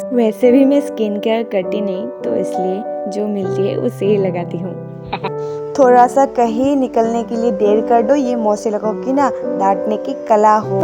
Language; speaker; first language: Hindi; non-native, local second language; Assamese